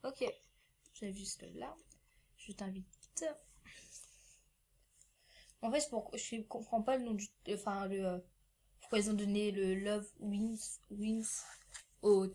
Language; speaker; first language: French; native; French